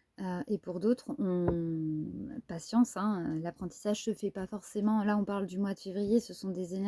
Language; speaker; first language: French; native; French